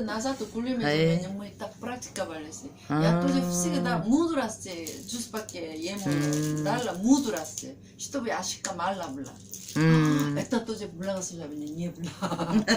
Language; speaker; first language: Russian; non-native, learner; Korean